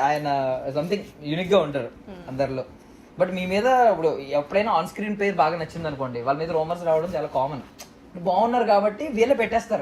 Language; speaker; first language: Telugu; native; Telugu